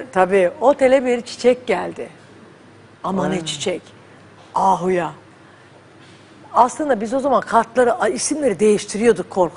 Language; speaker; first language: Turkish; native; Turkish